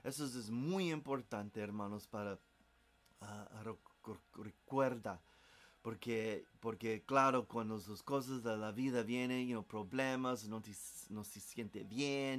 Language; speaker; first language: Spanish; non-native, learner; English